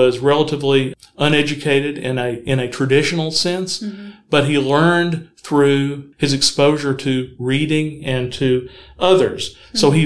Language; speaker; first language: English; native; English